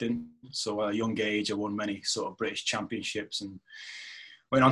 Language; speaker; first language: English; native; English